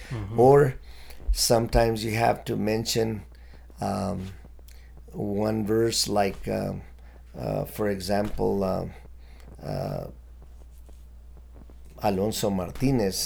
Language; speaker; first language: English; early bilingual, other home language; Spanish